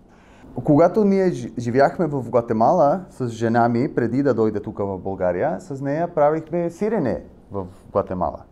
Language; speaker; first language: Bulgarian; non-native, learner; Spanish